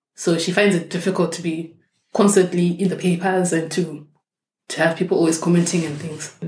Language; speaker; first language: English; non-native, local second language; Shona